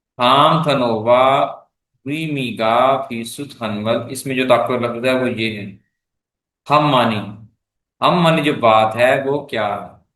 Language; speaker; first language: Urdu; native; Urdu